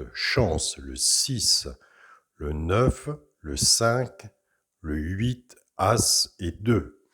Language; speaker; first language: French; native; French